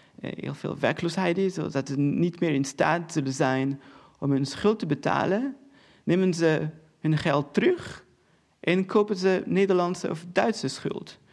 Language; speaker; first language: Dutch; non-native, fluent; Portuguese